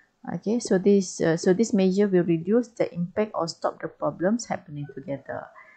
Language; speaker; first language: English; non-native, local second language; Malay